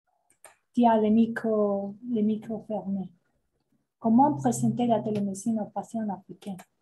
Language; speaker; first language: French; non-native, fluent; Spanish